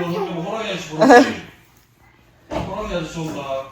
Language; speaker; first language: Korean; native; Korean